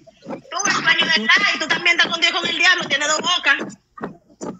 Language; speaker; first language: Spanish; native; Spanish